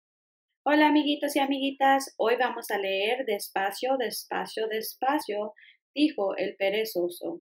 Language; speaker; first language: Spanish; early bilingual, heritage; Spanish